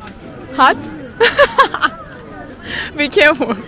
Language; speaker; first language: English; non-native, learner; Japanese